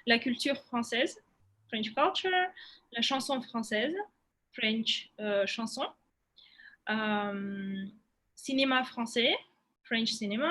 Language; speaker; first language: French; non-native, fluent; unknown